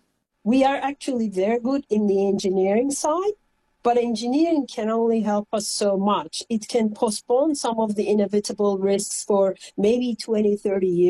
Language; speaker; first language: English; non-native, fluent; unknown